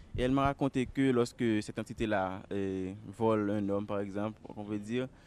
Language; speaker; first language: French; native; French